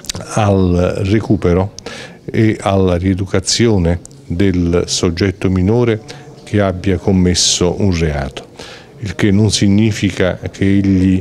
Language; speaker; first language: Italian; native; Italian